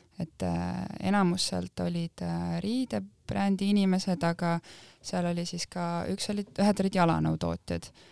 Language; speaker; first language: Estonian; native; Estonian